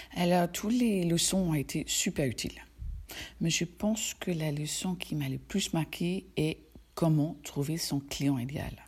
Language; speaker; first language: French; non-native, fluent; Danish